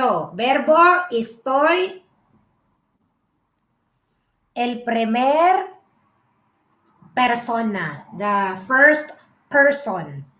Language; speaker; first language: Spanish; non-native, learner; Filipino